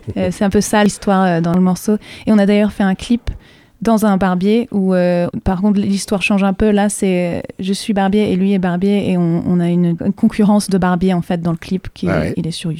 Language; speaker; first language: French; native; French